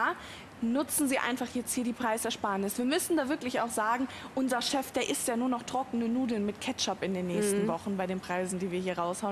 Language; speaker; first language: German; native; German